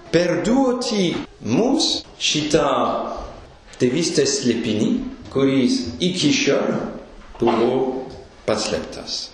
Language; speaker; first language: Lithuanian; non-native, fluent; French